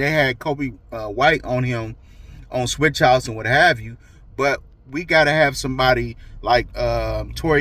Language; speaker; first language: English; native; English